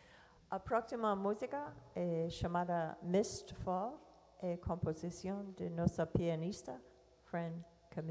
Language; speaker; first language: Portuguese; non-native, learner; English